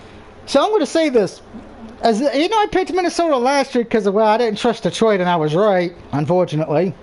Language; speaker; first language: English; native; English